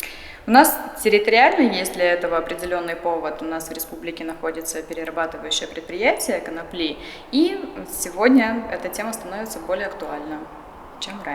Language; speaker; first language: Russian; native; Russian